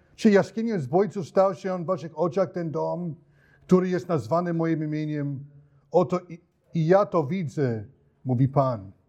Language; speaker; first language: Polish; non-native, fluent; English